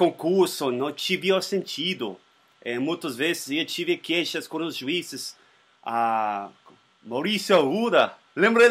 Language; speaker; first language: Portuguese; non-native, learner; Spanish